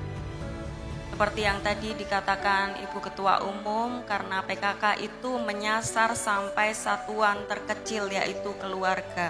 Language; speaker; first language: Indonesian; native; Indonesian